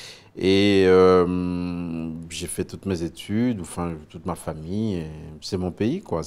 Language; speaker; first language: French; non-native, local second language; Haitian Creole